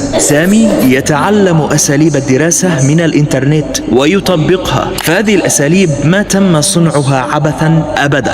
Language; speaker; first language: Arabic; native; Arabic